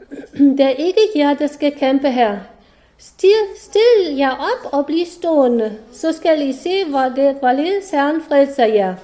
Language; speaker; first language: Danish; non-native, fluent; German